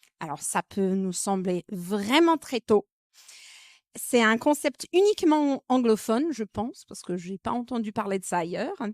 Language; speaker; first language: French; non-native, fluent; English